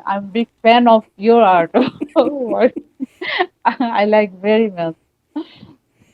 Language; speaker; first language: English; non-native, learner; Bangla